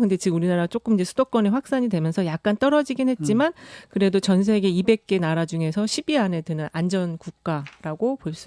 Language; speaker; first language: Korean; native; Korean